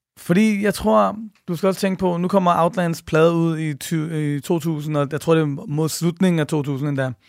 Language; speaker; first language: Danish; early bilingual, other home language; Persian